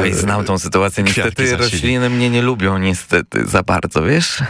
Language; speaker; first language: Polish; native; Polish